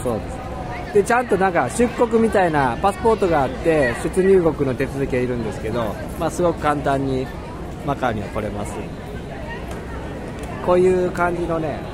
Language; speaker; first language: Japanese; native; Japanese